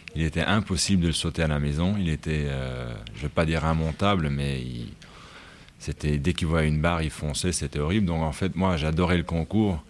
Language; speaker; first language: French; native; French